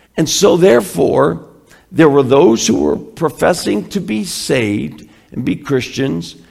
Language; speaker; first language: English; native; English